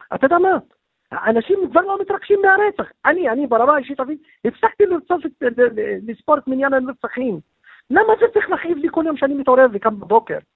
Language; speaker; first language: Hebrew; non-native, local second language; Arabic